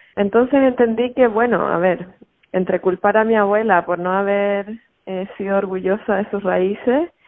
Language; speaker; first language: Spanish; native; Spanish